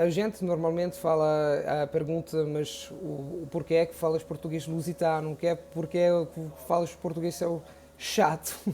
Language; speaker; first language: Portuguese; non-native, fluent; Italian